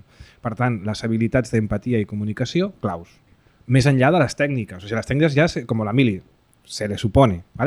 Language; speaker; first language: Catalan; native; Catalan